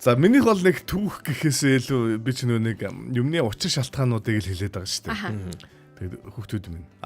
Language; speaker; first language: Mongolian; native; Mongolian